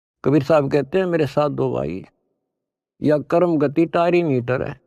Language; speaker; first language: Hindi; native; Hindi